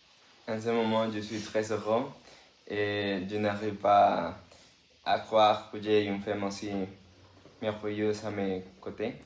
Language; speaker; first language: French; non-native, learner; Spanish